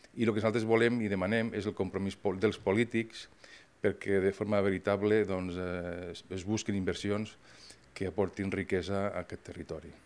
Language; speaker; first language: Catalan; native; Catalan